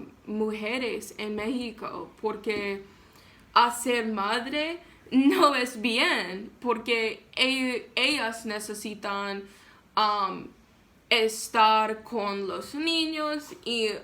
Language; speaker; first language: Spanish; non-native, learner; English